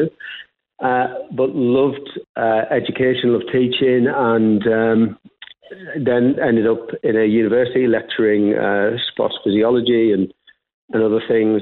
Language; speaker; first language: English; native; English